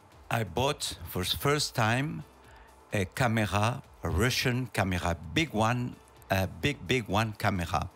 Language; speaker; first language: English; non-native, learner; French